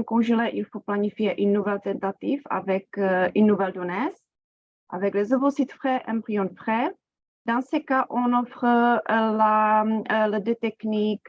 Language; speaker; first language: French; non-native, fluent; Czech